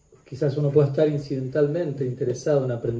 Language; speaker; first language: Spanish; native; Spanish